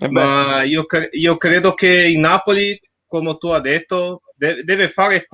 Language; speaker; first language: Italian; non-native, fluent; Portuguese